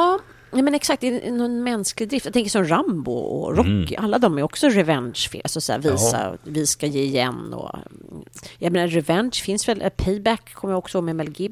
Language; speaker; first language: Swedish; native; Swedish